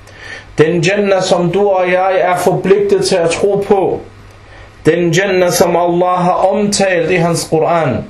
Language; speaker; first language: Danish; early bilingual, other home language; Arabic